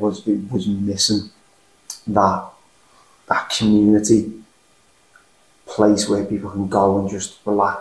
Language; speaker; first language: English; native; English